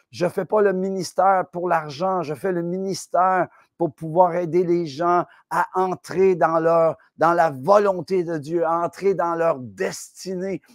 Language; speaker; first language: French; native; French